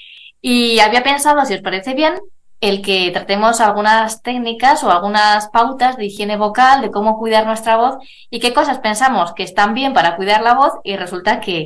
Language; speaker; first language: Spanish; native; Spanish